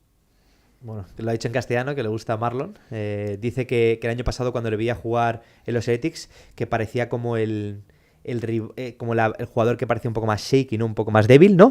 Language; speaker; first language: Spanish; native; Spanish